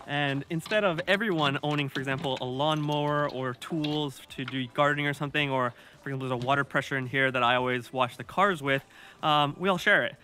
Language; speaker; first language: English; native; English